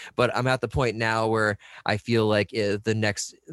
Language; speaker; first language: English; native; English